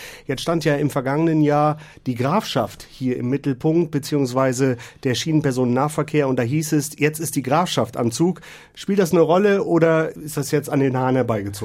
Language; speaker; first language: German; native; German